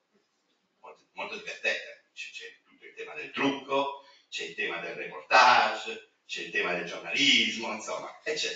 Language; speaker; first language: Italian; native; Italian